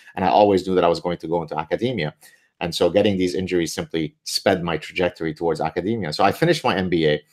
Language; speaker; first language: English; early bilingual, other home language; Arabic